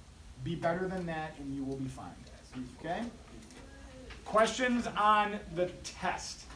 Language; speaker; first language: English; native; English